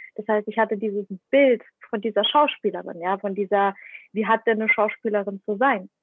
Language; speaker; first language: German; non-native, fluent; Ukrainian